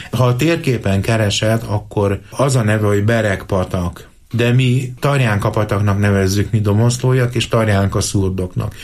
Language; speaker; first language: Hungarian; native; Hungarian